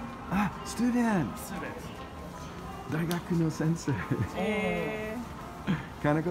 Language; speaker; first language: Japanese; non-native, learner; English